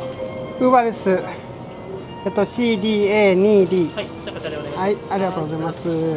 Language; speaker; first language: Japanese; non-native, learner; Indonesian